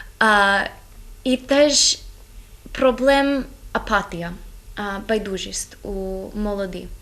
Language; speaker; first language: Ukrainian; non-native, learner; English